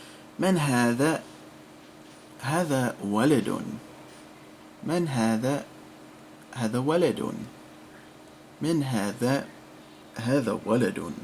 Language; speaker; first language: Arabic; non-native, fluent; English